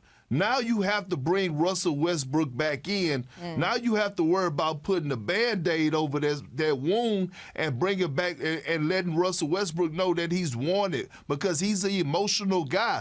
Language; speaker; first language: English; native; English